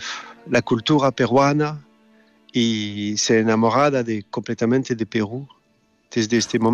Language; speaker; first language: Spanish; non-native, fluent; French